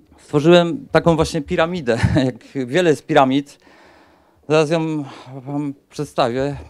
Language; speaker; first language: Polish; native; Polish